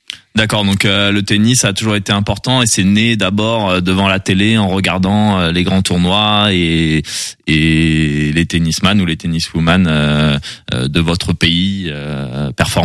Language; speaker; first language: French; native; French